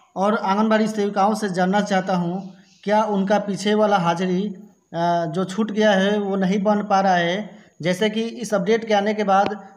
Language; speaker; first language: Hindi; native; Hindi